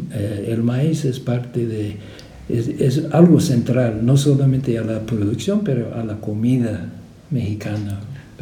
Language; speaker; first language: Spanish; non-native, fluent; English